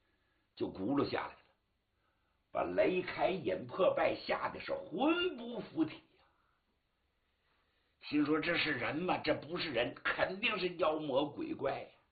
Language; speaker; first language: Chinese; native; Chinese